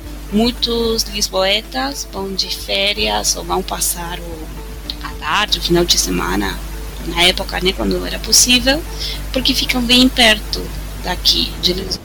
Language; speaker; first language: Portuguese; non-native, fluent; Spanish